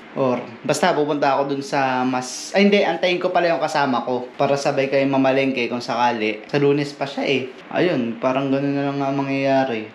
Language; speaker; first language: Filipino; native; Filipino